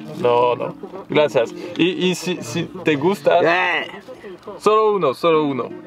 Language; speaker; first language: Spanish; non-native, learner; French